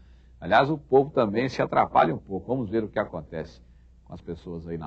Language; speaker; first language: Portuguese; native; Portuguese